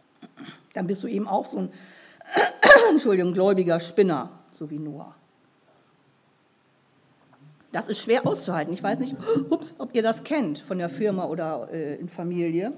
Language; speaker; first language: German; native; German